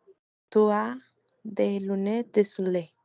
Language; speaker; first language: French; non-native, learner; Spanish